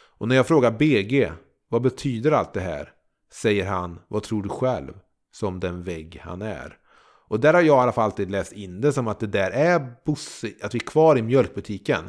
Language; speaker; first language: Swedish; native; Swedish